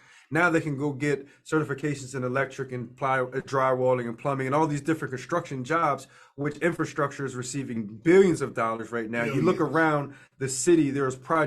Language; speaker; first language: English; native; English